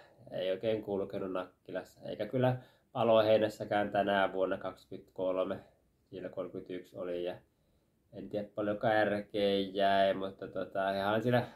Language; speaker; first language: Finnish; native; Finnish